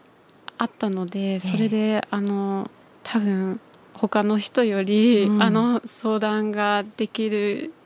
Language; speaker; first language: Japanese; non-native, fluent; German